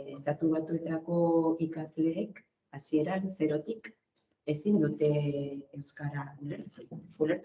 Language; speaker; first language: Basque; non-native, fluent; Spanish